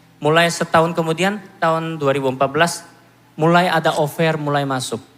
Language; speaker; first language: Indonesian; non-native, fluent; Korean